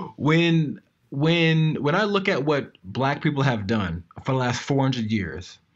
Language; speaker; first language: English; native; English